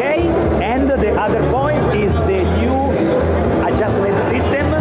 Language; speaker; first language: English; non-native, learner; Italian